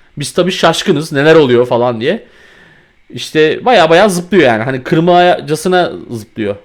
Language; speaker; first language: Turkish; native; Turkish